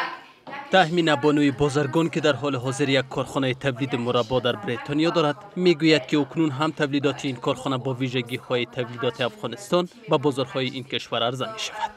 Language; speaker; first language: Persian; native; Persian